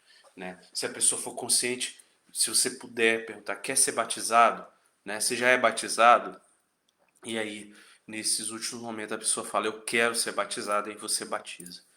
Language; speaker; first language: Portuguese; native; Portuguese